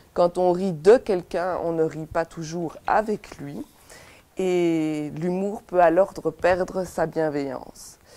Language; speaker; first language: French; native; French